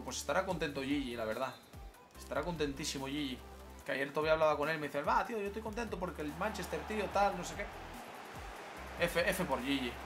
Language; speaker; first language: Spanish; native; Spanish